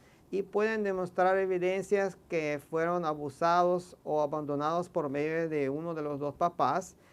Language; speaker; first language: Spanish; non-native, fluent; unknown